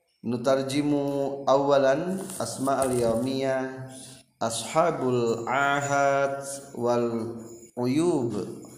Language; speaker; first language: Arabic; non-native, learner; Indonesian